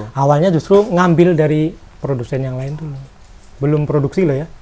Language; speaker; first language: Indonesian; native; Indonesian